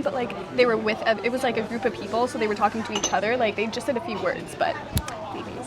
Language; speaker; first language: English; native; English